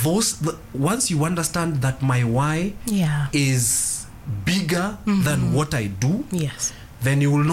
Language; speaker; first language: English; non-native, local second language; Kikuyu